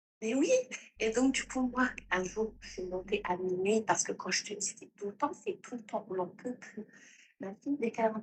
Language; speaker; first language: French; native; French